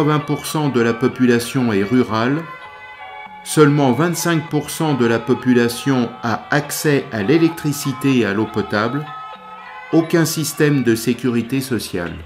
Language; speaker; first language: French; native; French